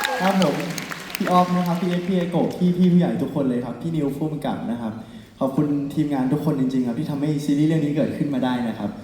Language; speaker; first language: Thai; native; Thai